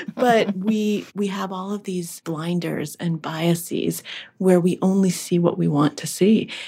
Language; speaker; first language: English; early bilingual, other home language; Russian